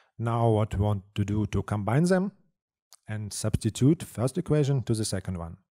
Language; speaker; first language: English; non-native, fluent; Russian